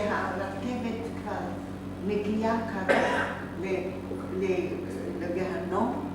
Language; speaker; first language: Hebrew; non-native, fluent; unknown